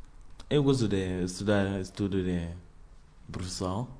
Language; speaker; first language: Portuguese; non-native, learner; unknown